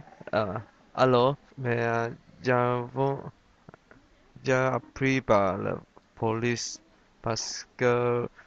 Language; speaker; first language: French; non-native, learner; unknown